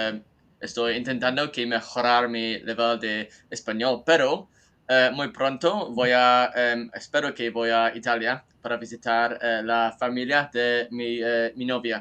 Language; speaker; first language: Spanish; non-native, learner; English